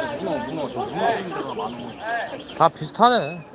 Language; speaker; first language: Korean; native; Korean